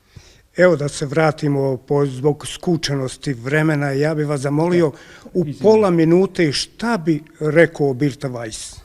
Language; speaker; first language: Bosnian; native; Bosnian